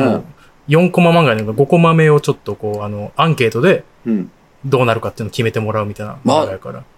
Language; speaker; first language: Japanese; native; Japanese